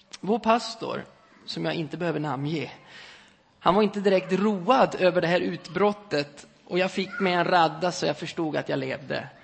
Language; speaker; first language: Swedish; native; Swedish